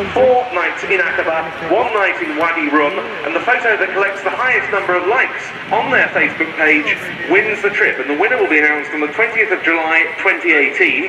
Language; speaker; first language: English; native; English